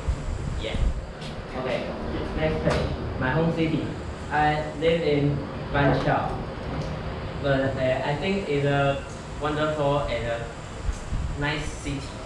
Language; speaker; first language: English; non-native, learner; Chinese